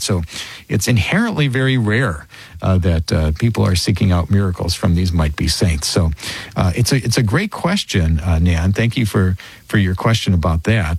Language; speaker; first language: English; native; English